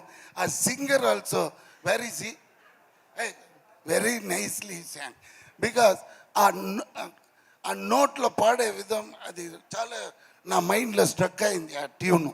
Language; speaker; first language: Telugu; non-native, fluent; Tamil